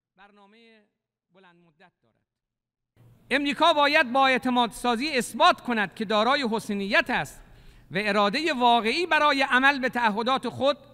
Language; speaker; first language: Persian; native; Persian